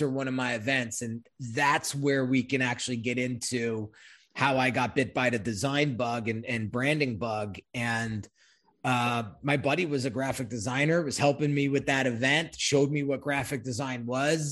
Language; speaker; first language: English; native; English